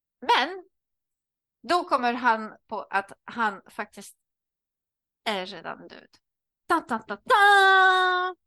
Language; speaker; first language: Swedish; non-native, learner; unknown